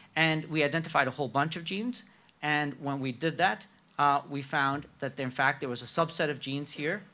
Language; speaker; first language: English; non-native, fluent; Spanish